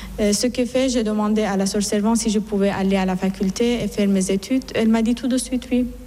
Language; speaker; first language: French; non-native, fluent; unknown